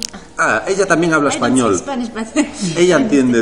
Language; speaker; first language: Spanish; native; Spanish